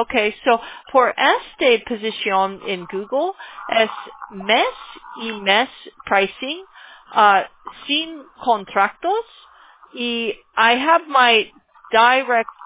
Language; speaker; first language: Spanish; non-native, learner; English